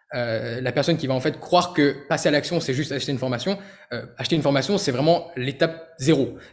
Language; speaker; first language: French; native; French